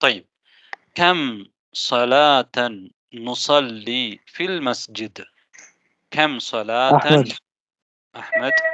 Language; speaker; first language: Arabic; non-native, fluent; Tamil